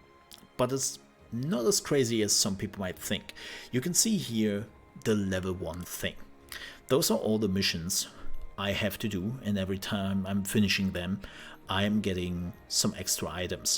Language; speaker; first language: English; non-native, fluent; German